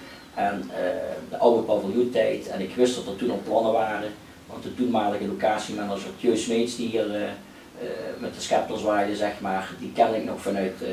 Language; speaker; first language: Dutch; native; Dutch